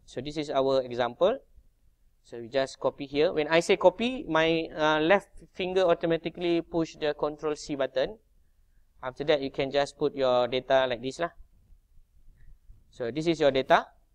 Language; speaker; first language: English; non-native, local second language; Malay